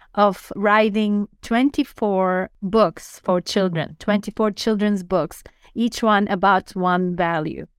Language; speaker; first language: English; non-native, fluent; Turkish